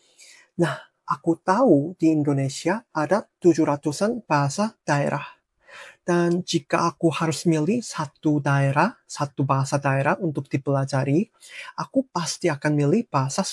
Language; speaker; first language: Indonesian; non-native, fluent; Korean